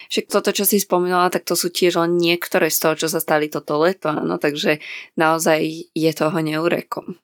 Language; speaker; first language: Slovak; native; Slovak